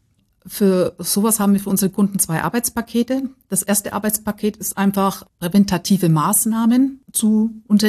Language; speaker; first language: German; native; German